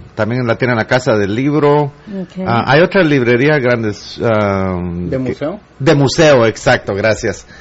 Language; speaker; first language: Spanish; native; Spanish